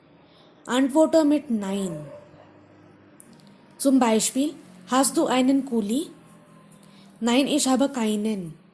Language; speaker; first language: German; non-native, fluent; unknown